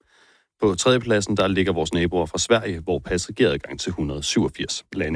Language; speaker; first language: Danish; native; Danish